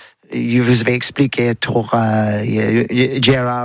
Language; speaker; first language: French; non-native, learner; English